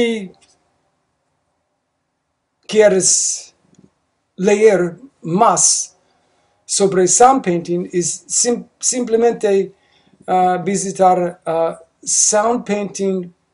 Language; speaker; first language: Spanish; non-native, learner; English